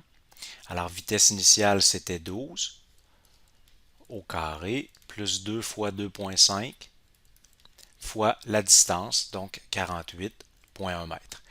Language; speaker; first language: French; native; French